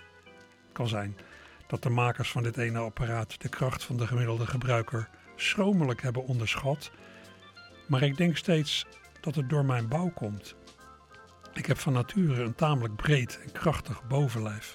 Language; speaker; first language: Dutch; native; Dutch